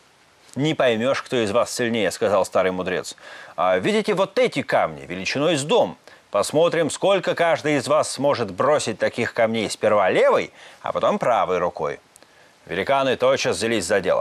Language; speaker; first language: Russian; native; Russian